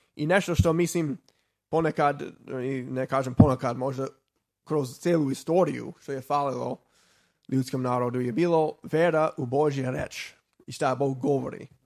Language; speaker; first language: Serbian; non-native, fluent; Slovak